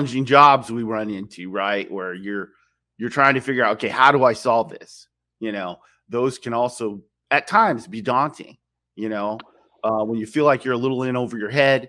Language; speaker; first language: English; native; English